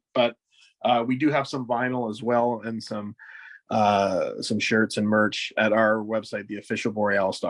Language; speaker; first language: English; native; English